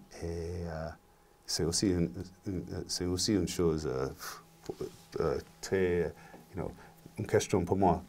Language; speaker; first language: French; non-native, learner; English